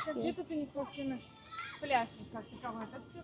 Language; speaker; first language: Russian; native; Russian